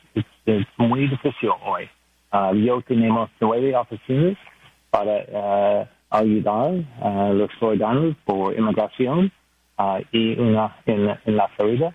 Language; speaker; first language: Spanish; non-native, learner; English